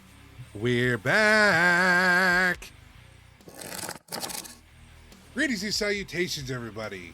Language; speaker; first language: English; native; English